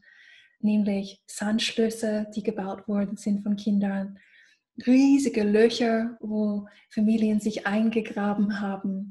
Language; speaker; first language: German; non-native, fluent; English